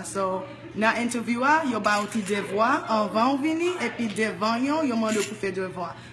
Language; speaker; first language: Haitian Creole; early bilingual, heritage; English